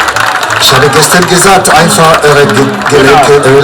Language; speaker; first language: German; non-native, learner; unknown